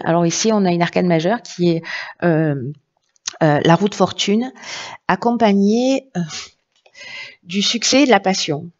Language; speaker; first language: French; native; French